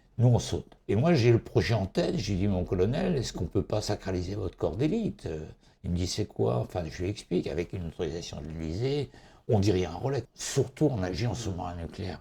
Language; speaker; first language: French; native; French